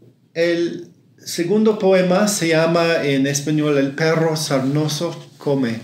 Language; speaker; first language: Spanish; non-native, fluent; English